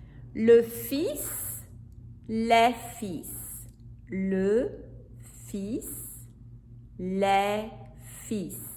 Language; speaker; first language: French; non-native, fluent; English